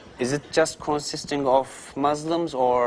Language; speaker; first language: English; non-native, learner; Turkish